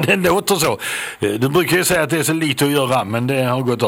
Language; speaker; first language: Swedish; native; Swedish